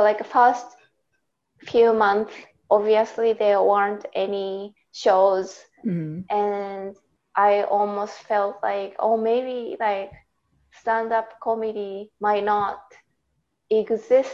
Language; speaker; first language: English; non-native, fluent; Japanese